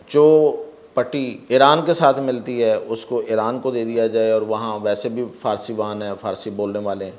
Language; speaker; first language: Urdu; non-native, local second language; Punjabi